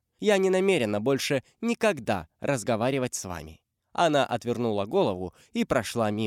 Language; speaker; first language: Russian; native; Russian